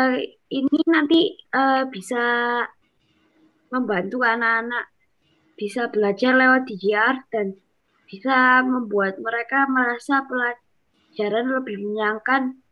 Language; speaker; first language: Indonesian; non-native, local second language; English